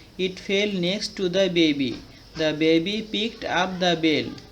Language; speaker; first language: English; non-native, local second language; Bangla